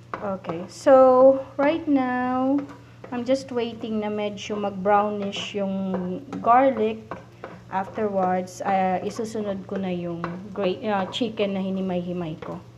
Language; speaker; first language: Filipino; non-native, local second language; Waray